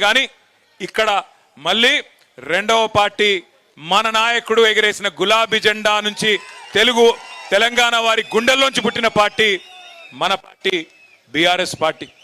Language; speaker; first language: Telugu; native; Telugu